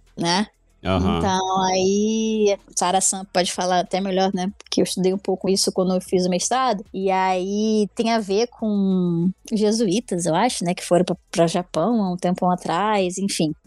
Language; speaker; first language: Portuguese; native; Portuguese